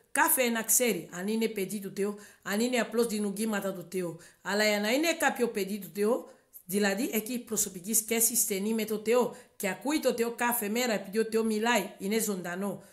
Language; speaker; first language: Greek; non-native, learner; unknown